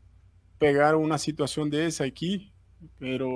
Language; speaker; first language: Portuguese; non-native, fluent; Spanish